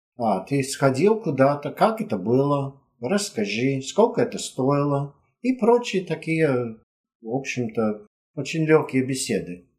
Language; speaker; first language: Russian; non-native, fluent; English